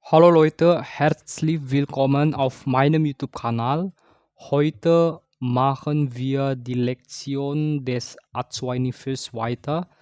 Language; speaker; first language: German; non-native, fluent; Indonesian